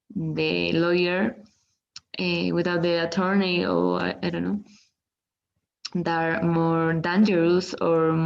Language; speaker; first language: English; non-native, learner; Spanish